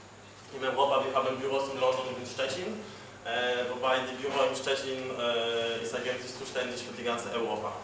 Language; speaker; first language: German; non-native, fluent; Polish